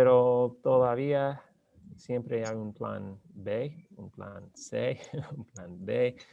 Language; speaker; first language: Spanish; non-native, learner; English